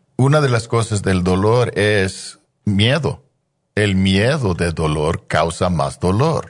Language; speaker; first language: Spanish; non-native, fluent; English